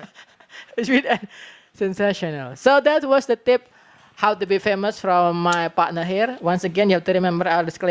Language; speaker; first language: English; non-native, learner; Indonesian